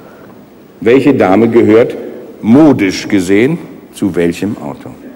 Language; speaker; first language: German; native; German